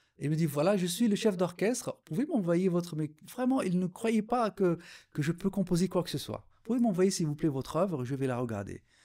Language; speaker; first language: French; non-native, local second language; Arabic